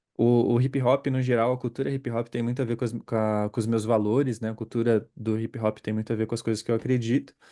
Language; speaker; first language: Portuguese; native; Portuguese